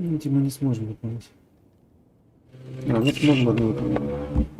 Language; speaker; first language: Russian; native; Russian